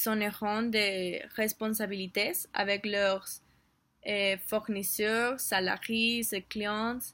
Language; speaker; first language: French; non-native, learner; Spanish